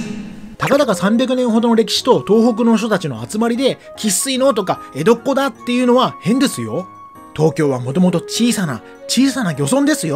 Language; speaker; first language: Japanese; native; Japanese